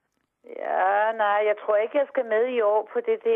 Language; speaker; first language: Danish; native; Danish